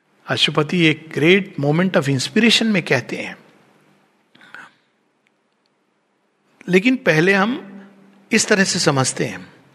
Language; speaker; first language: Hindi; native; Hindi